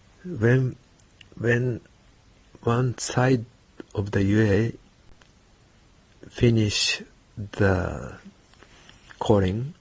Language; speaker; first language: English; non-native, learner; Japanese